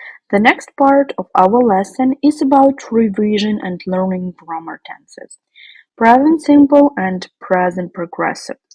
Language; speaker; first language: English; non-native, fluent; Ukrainian